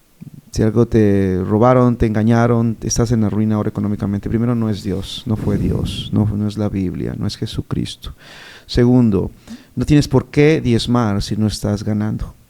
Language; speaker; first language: Spanish; native; Spanish